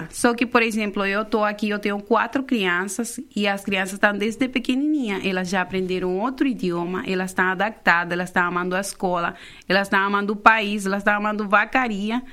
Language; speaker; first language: Portuguese; non-native, fluent; Spanish